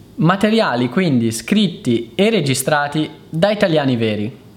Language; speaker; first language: Italian; native; Italian